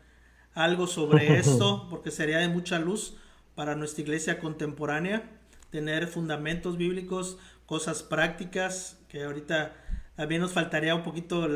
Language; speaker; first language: Spanish; native; Spanish